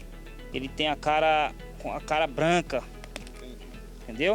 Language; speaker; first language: Portuguese; native; Portuguese